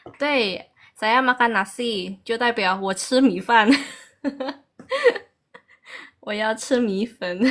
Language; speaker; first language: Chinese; early bilingual, heritage; Chinese